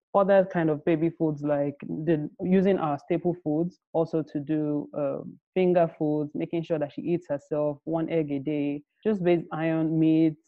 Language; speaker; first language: English; non-native, local second language; Yoruba